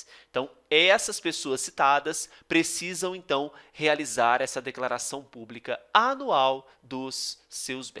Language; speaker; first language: Portuguese; native; Portuguese